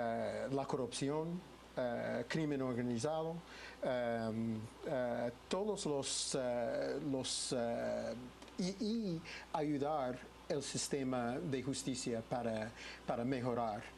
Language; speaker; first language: Spanish; non-native, fluent; English